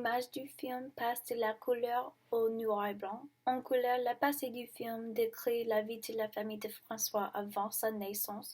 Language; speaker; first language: French; non-native, learner; English